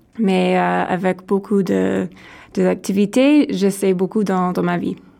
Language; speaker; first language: French; non-native, local second language; English